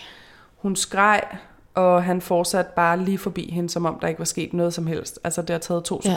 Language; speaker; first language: Danish; native; Danish